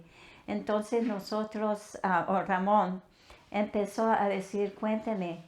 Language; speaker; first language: Spanish; non-native, fluent; English